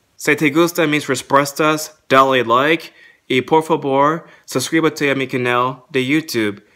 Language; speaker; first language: Spanish; non-native, learner; English